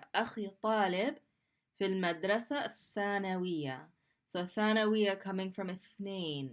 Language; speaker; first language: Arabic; non-native, fluent; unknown